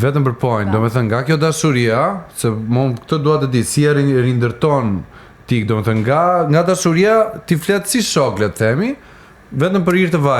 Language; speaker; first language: Albanian; native; Albanian